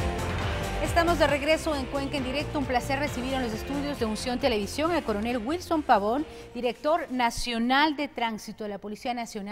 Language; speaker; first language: Spanish; native; Spanish